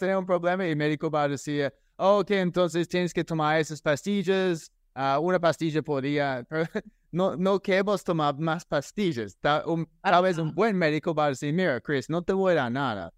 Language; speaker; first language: Spanish; non-native, fluent; English